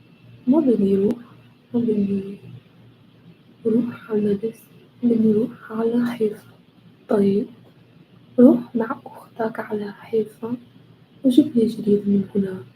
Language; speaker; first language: Arabic; non-native, learner; English